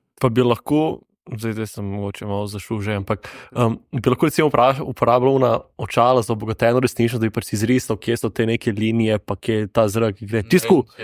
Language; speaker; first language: Slovenian; native; Slovenian